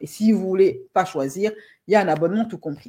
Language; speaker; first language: French; native; French